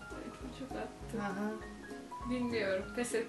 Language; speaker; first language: Turkish; non-native, fluent; Arabic